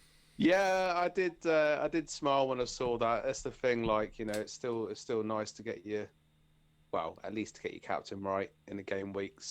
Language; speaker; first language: English; native; English